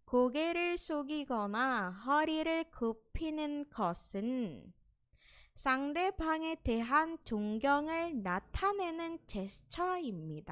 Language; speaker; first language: Korean; non-native, fluent; Indonesian